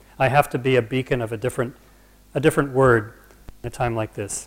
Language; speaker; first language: English; native; English